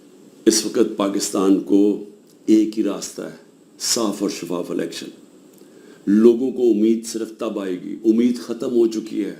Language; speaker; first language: Urdu; native; Urdu